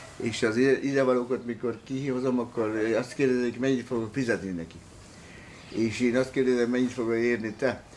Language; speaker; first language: Hungarian; early bilingual, heritage; Hungarian